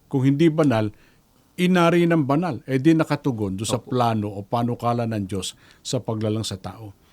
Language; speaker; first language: Filipino; native; Filipino